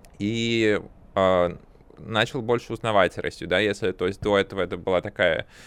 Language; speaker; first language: Russian; early bilingual, other home language; Armenian